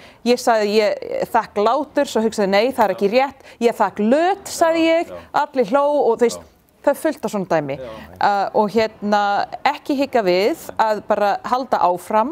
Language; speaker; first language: Icelandic; non-native, fluent; English